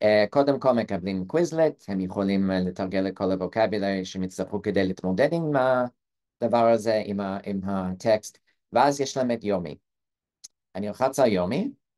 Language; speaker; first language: Hebrew; native; Hebrew